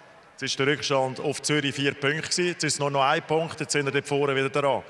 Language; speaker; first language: German; native; German